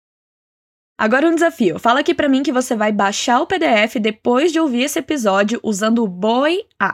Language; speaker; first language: Portuguese; native; Portuguese